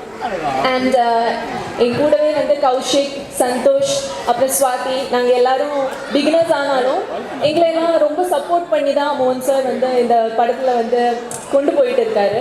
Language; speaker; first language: Tamil; non-native, fluent; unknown